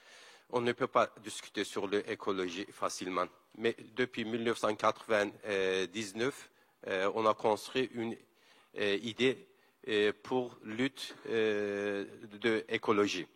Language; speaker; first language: French; non-native, learner; Kurdish